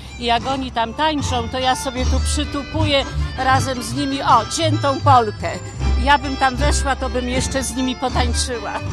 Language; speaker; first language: Polish; native; Polish